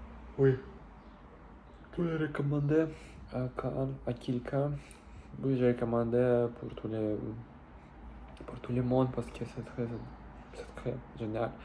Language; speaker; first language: French; non-native, learner; Russian